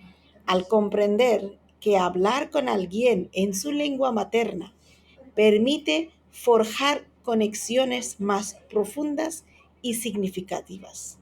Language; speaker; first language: Spanish; non-native, fluent; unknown